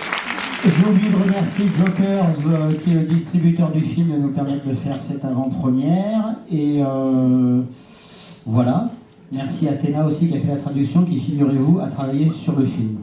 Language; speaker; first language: French; native; French